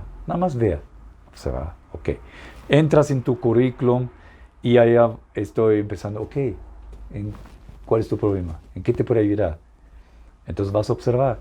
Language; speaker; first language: Spanish; non-native, fluent; German